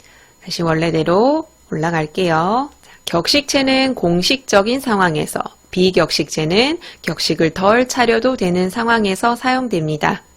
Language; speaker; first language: Korean; native; Korean